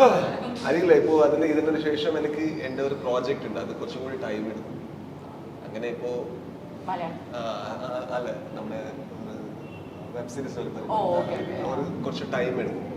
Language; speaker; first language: Malayalam; non-native, learner; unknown